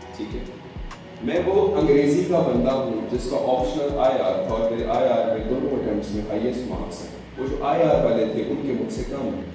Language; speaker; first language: Urdu; non-native, local second language; Pahari-Potwari